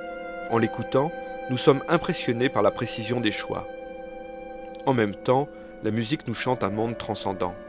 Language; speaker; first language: French; native; French